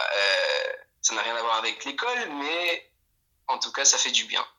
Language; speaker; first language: French; non-native, fluent; Polish